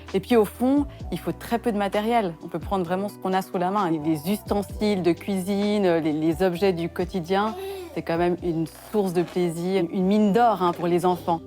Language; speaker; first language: French; native; French